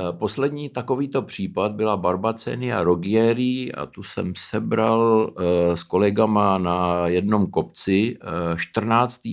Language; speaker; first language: Czech; early bilingual, heritage; Czech